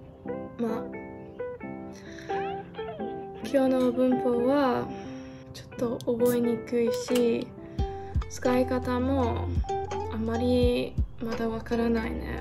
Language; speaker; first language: Japanese; non-native, learner; English